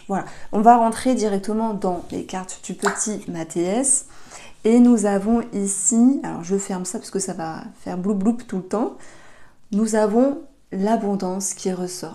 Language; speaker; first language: French; native; French